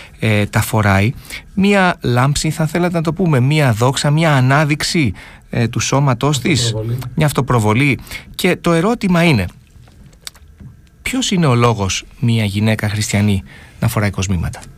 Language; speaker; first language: Greek; native; Greek